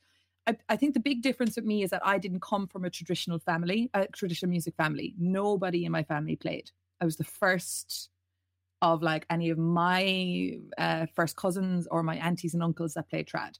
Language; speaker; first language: English; native; English